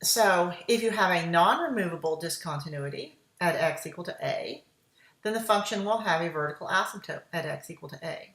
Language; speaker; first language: English; native; English